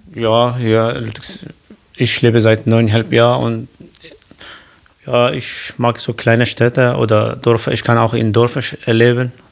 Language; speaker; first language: German; non-native, learner; Kurdish